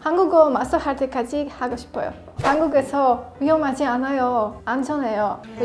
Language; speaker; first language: Korean; non-native, learner; Polish